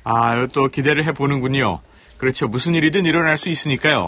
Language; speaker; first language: Korean; native; Korean